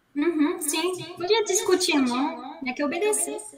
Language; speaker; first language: Portuguese; non-native, fluent; French